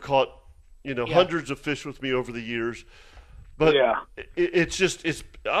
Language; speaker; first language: English; native; English